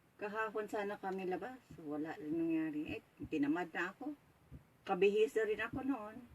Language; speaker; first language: Filipino; native; Filipino